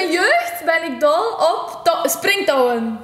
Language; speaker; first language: Dutch; early bilingual, other home language; Turkish